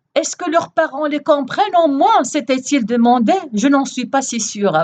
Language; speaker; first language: French; non-native, local second language; Arabic